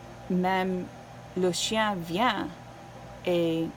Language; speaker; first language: French; non-native, learner; English